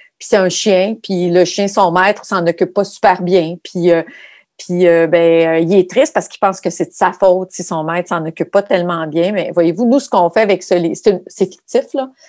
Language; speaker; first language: French; native; French